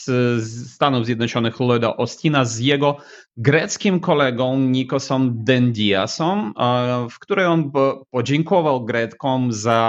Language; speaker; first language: Polish; non-native, fluent; Ukrainian